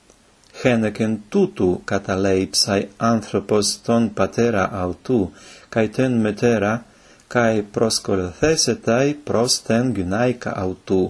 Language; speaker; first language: Greek; non-native, fluent; Ukrainian